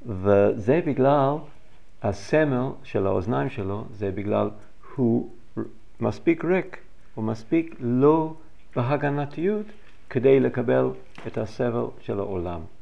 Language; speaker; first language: Hebrew; non-native, fluent; English